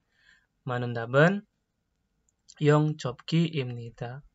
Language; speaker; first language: Korean; non-native, fluent; Indonesian